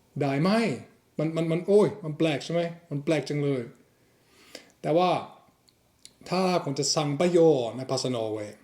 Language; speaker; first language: Thai; non-native, fluent; Norwegian